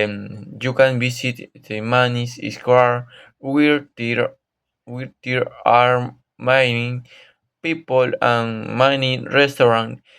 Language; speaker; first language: English; non-native, learner; Spanish